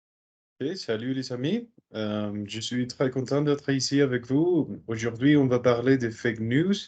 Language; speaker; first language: French; non-native, learner; Spanish